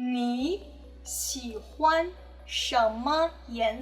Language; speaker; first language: Chinese; non-native, fluent; English